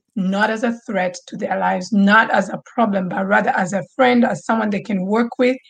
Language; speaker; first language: English; non-native, local second language; Swahili